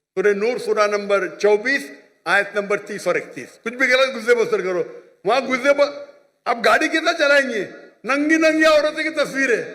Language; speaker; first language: Urdu; non-native, local second language; Konkani